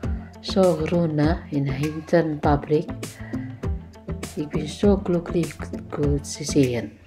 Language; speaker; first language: German; non-native, learner; Indonesian